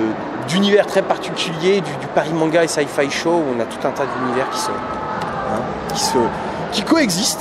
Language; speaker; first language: French; native; French